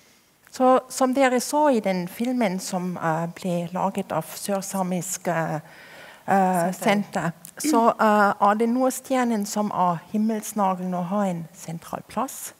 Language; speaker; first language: Norwegian; non-native, fluent; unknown